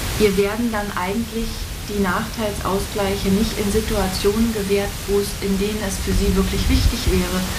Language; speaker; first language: German; native; German